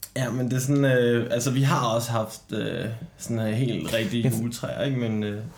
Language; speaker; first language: Danish; early bilingual, other home language; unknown